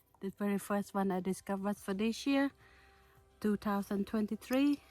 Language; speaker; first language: English; non-native, learner; Thai